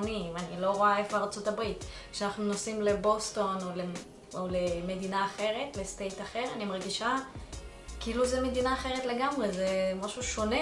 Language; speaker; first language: Hebrew; early bilingual, other home language; Russian